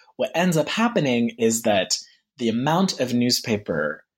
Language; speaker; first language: English; early bilingual, heritage; French